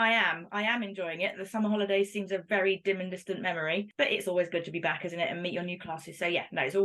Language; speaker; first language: English; native; English